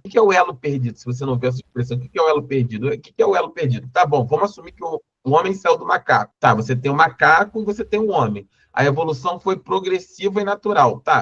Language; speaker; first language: Portuguese; native; Portuguese